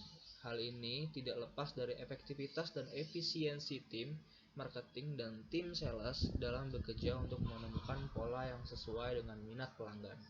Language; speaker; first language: Indonesian; native; Indonesian